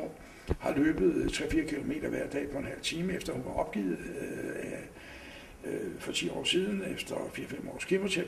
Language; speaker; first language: Danish; native; Danish